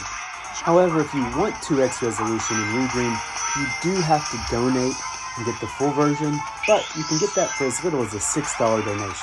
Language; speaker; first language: English; native; English